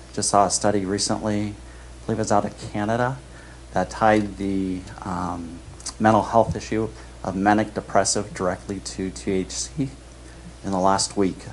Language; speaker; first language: English; native; English